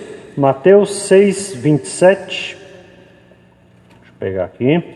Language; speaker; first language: Portuguese; native; Portuguese